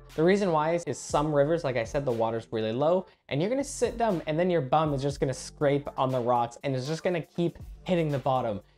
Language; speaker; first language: English; native; English